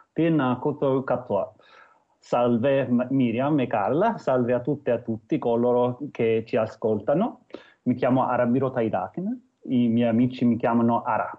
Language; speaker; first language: Italian; non-native, fluent; English